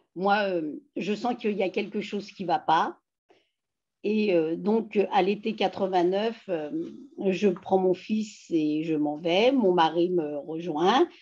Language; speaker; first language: French; native; French